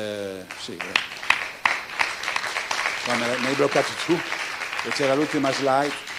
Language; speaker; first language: Italian; native; Italian